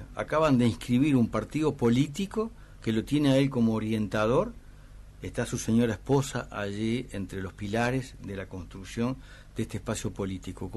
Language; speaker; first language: Spanish; native; Spanish